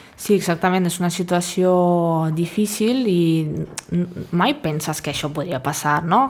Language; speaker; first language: Catalan; non-native, fluent; Russian